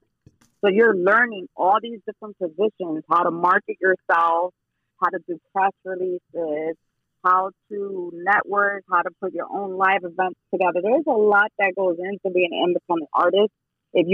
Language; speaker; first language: English; native; English